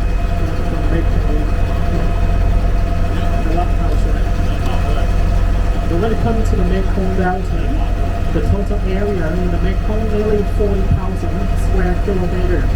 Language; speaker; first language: English; non-native, learner; Vietnamese